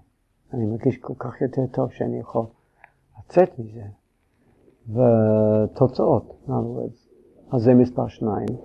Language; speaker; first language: Hebrew; non-native, fluent; English